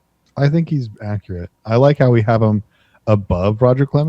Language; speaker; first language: English; native; English